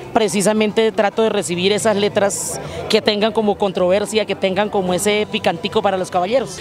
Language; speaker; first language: Spanish; native; Spanish